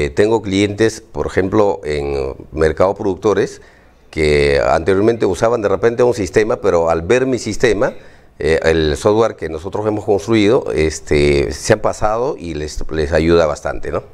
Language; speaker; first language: Spanish; native; Spanish